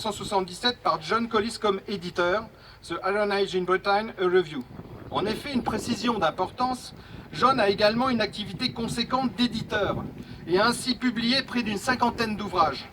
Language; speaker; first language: French; native; French